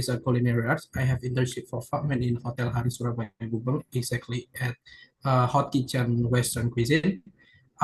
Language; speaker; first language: English; non-native, learner; Indonesian